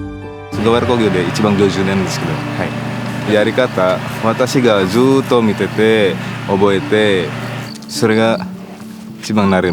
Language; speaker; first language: Japanese; non-native, learner; Indonesian